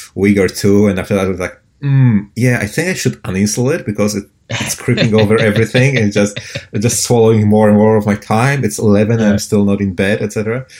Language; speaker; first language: English; non-native, fluent; Polish